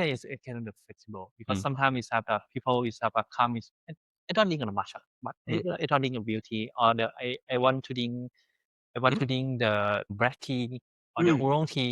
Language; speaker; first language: English; non-native, learner; Thai